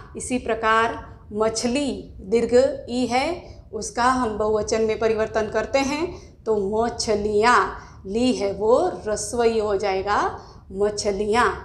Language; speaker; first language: Hindi; non-native, local second language; Gujarati